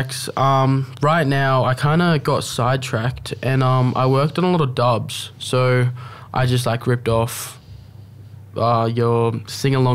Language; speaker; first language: English; native; English